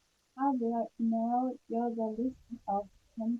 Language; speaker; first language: English; non-native, learner; Chinese